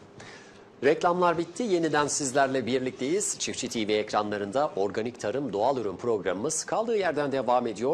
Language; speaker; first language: Turkish; native; Turkish